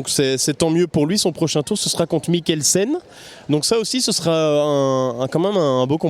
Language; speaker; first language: French; native; French